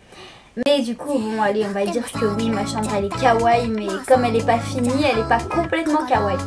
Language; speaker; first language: French; native; French